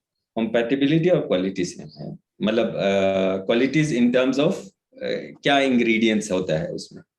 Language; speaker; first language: Hindi; native; Hindi